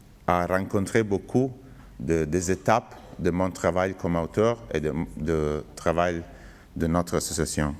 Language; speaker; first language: French; non-native, fluent; Italian